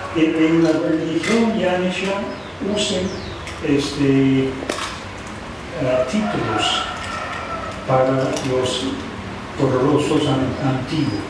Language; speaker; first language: Spanish; non-native, fluent; English